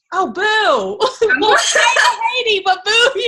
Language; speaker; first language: English; native; English